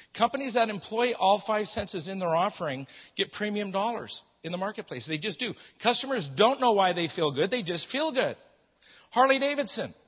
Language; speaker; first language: English; native; English